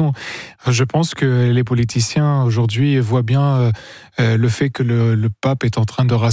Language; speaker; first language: French; non-native, local second language; Arabic